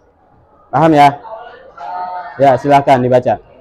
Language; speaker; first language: Indonesian; native; Indonesian